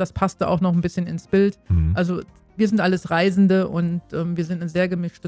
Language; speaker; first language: German; native; German